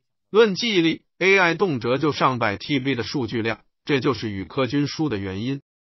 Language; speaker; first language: Chinese; native; Chinese